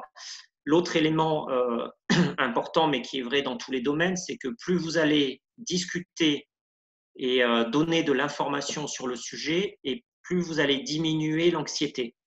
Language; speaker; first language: French; native; French